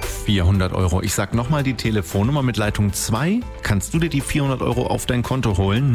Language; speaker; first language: German; native; German